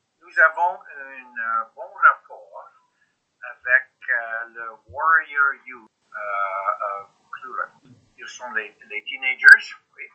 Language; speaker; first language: French; non-native, learner; English